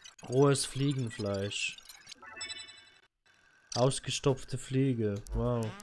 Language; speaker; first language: German; native; German